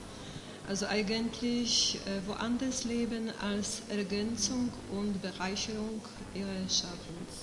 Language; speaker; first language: German; non-native, fluent; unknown